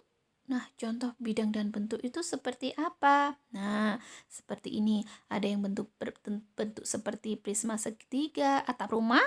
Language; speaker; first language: Indonesian; native; Indonesian